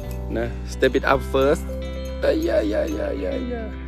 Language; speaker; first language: English; non-native, learner; Thai